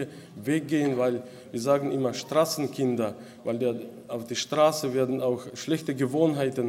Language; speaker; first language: German; non-native, local second language; Russian